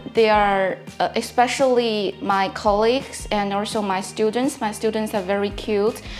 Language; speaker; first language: English; non-native, fluent; Chinese